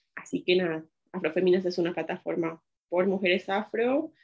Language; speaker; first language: Spanish; native; Spanish